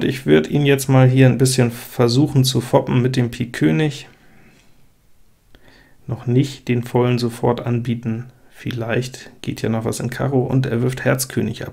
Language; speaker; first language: German; native; German